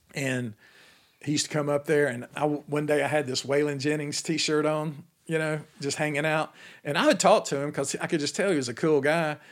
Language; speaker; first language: English; native; English